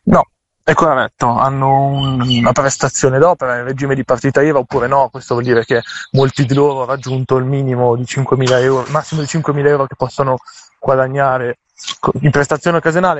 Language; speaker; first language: Italian; native; Italian